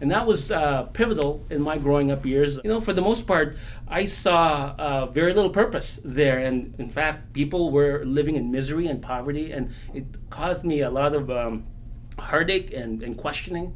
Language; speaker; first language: English; non-native, local second language; Filipino